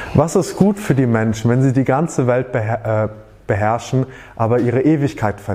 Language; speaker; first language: German; native; German